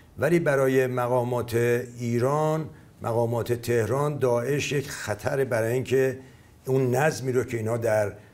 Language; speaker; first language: Persian; native; Persian